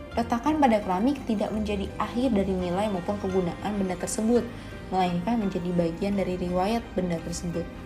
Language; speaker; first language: Indonesian; native; Indonesian